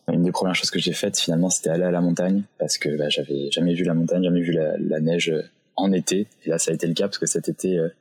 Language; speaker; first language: French; native; French